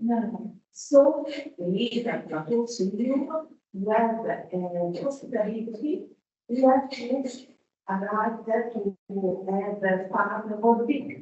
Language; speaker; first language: English; non-native, learner; Italian